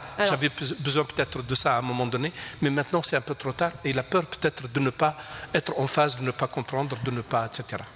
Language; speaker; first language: French; non-native, local second language; Arabic